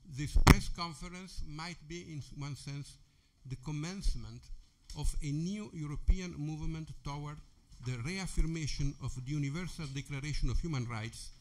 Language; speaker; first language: English; non-native, fluent; Italian